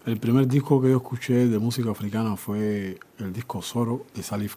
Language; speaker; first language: French; non-native, learner; Spanish